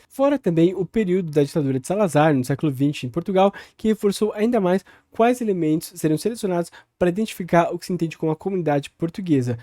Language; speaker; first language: Portuguese; native; Portuguese